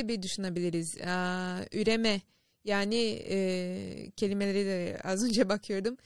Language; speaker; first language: Turkish; non-native, learner; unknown